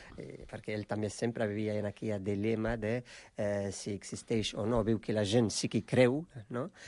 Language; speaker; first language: Catalan; non-native, fluent; Arabic